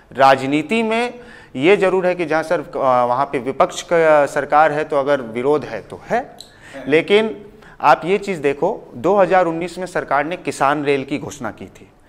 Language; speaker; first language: Hindi; native; Hindi